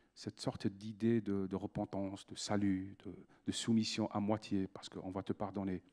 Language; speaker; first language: French; non-native, local second language; Arabic